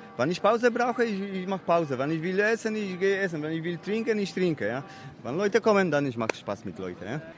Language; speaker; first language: German; non-native, fluent; Polish